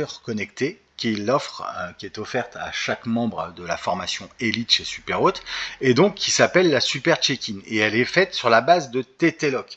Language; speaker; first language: French; native; French